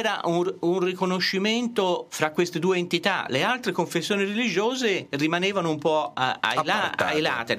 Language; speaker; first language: Italian; native; Italian